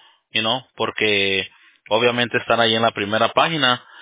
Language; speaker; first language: Spanish; early bilingual, heritage; Spanish